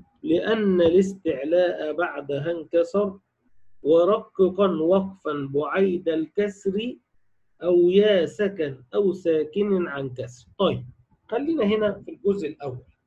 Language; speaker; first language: Arabic; native; Arabic